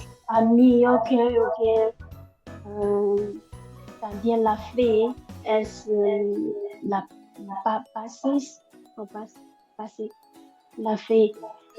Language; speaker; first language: Spanish; non-native, learner; Chinese